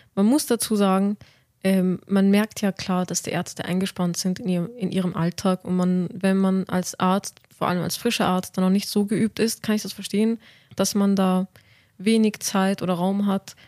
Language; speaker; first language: German; native; German